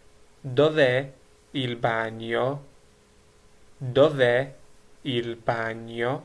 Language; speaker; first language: Italian; non-native, fluent; Georgian